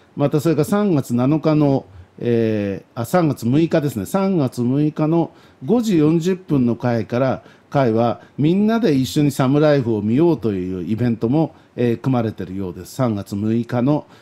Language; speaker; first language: Japanese; native; Japanese